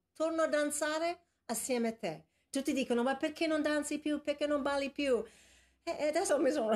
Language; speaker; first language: Italian; non-native, fluent; English